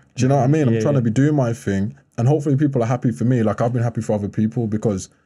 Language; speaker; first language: English; native; English